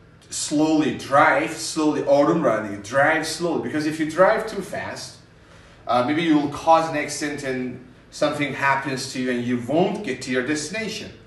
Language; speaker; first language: English; non-native, fluent; Persian